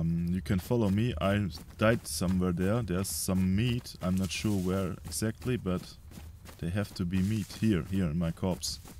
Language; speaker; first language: English; non-native, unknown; German